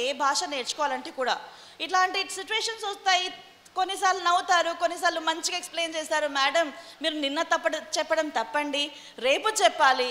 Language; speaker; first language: Telugu; non-native, local second language; Hindi